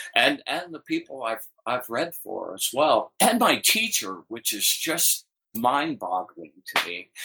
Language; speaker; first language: English; native; English